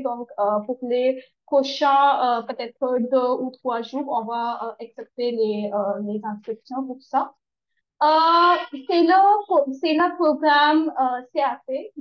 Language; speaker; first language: French; non-native, learner; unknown